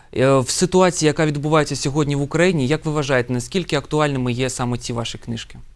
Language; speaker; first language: Ukrainian; native; Ukrainian